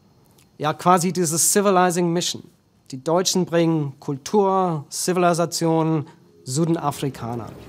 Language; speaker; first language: German; non-native, fluent; English